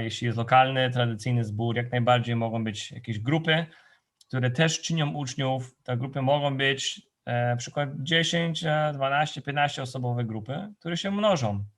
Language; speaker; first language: Polish; non-native, fluent; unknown